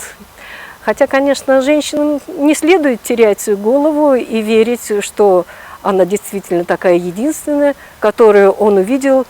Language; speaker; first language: Russian; non-native, local second language; Ukrainian